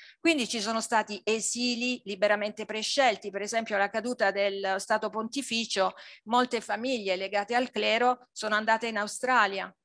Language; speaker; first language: Italian; native; Italian